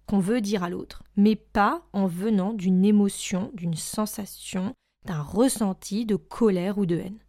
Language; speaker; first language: French; native; French